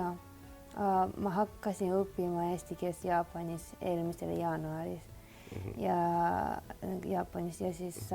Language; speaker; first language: Estonian; non-native, learner; Japanese